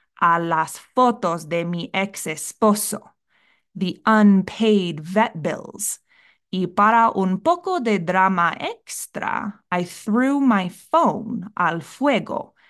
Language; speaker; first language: Spanish; non-native, fluent; English